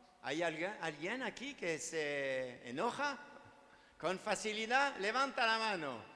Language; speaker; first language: Spanish; non-native, learner; French